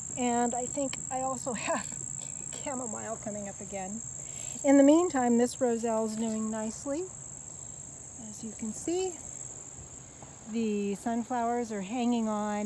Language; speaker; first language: English; native; English